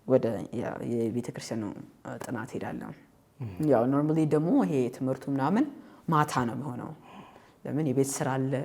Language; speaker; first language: Amharic; early bilingual, heritage; Amharic